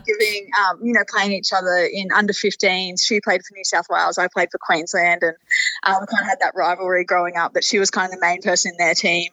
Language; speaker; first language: English; native; English